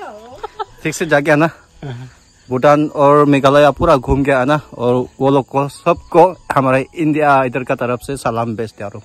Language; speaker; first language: Hindi; non-native, local second language; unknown